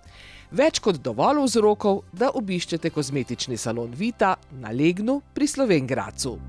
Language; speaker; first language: Slovenian; native; Slovenian